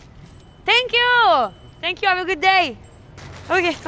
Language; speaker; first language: English; non-native, learner; French